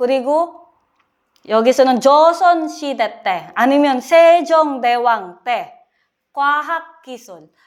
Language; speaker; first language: Korean; non-native, learner; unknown